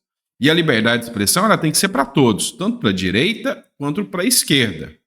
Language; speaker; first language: Portuguese; native; Portuguese